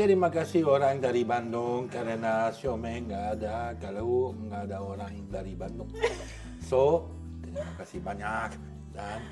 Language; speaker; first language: Indonesian; non-native, learner; French